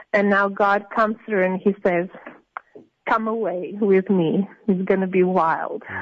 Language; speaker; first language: English; non-native, fluent; Russian